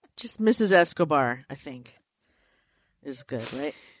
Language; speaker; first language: English; native; English